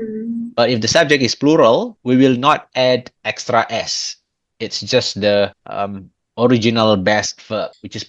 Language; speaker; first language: English; non-native, fluent; Indonesian